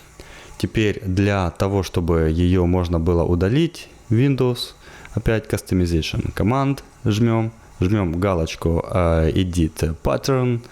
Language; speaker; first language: Russian; native; Russian